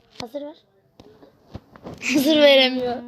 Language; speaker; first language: Turkish; native; Turkish